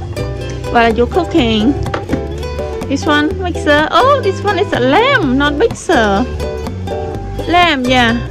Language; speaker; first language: English; non-native, learner; Khmer